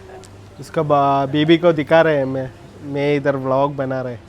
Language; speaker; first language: Hindi; non-native, learner; Malayalam